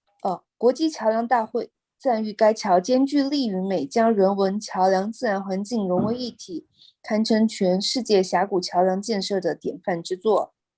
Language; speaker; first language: Chinese; native; Chinese